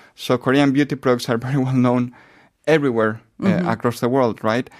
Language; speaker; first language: English; non-native, fluent; Spanish